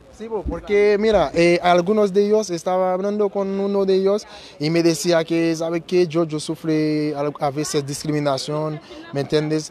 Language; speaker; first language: Spanish; non-native, fluent; Haitian Creole